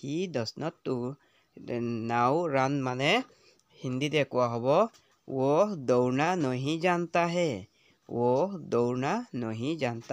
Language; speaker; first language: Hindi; non-native, local second language; Assamese